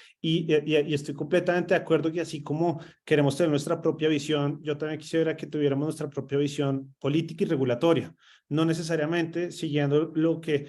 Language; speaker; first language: Spanish; native; Spanish